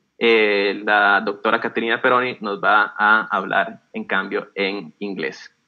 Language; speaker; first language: Spanish; native; Spanish